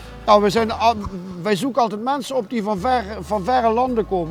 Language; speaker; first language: Dutch; native; Dutch